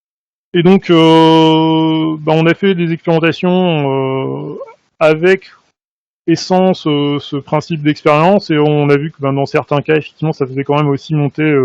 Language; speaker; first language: French; native; French